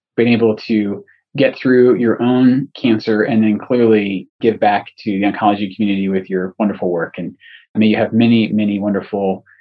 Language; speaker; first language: English; native; English